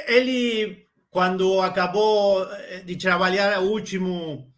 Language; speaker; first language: Portuguese; non-native, learner; Spanish